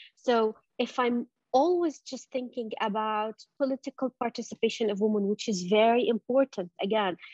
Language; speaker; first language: English; non-native, fluent; Arabic